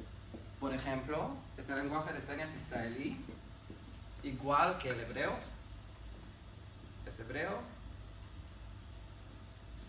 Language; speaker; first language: Spanish; non-native, learner; Hebrew